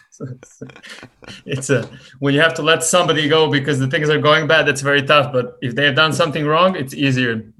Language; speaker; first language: English; non-native, fluent; Serbian